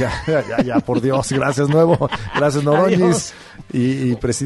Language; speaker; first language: Spanish; native; Spanish